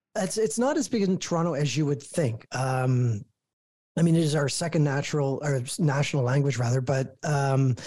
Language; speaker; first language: English; native; English